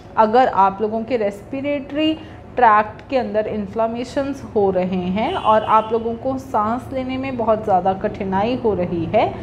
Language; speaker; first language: Hindi; native; Hindi